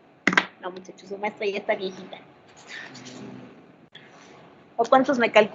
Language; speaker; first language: Spanish; native; Spanish